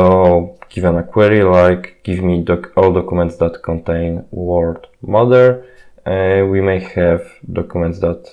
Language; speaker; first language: English; non-native, fluent; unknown